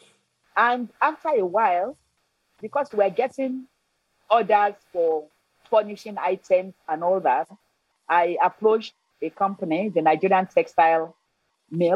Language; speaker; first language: English; non-native, local second language; Yoruba